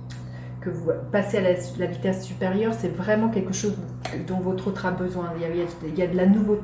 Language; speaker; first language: French; native; French